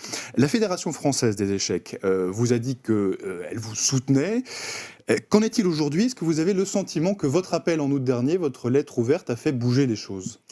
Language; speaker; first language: French; native; French